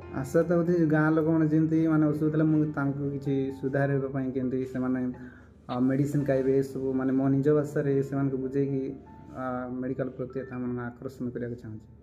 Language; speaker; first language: Odia; non-native, local second language; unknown